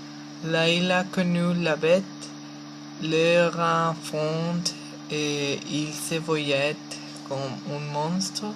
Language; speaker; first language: French; non-native, learner; Spanish